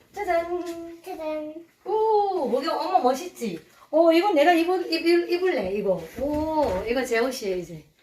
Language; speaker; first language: Korean; non-native, fluent; Burmese